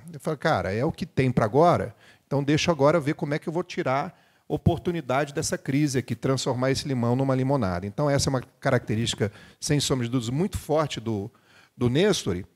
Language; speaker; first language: Portuguese; native; Portuguese